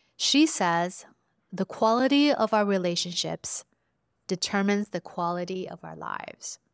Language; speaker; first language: English; early bilingual, other home language; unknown